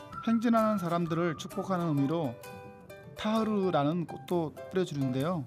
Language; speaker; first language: Korean; native; Korean